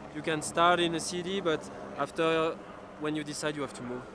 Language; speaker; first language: English; non-native, learner; French